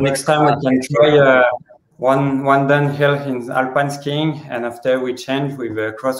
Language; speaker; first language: English; non-native, learner; French